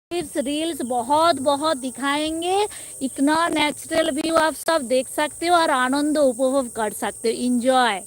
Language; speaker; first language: Hindi; non-native, local second language; Bangla